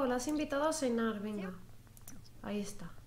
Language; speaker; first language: Spanish; native; Spanish